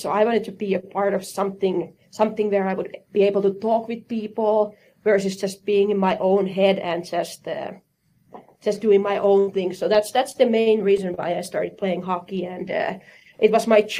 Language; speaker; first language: English; non-native, fluent; Finnish